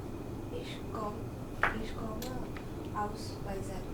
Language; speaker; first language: German; non-native, learner; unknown